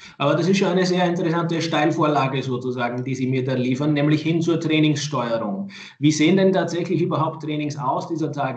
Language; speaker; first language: German; native; German